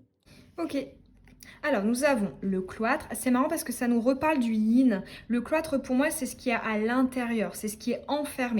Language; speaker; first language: French; native; French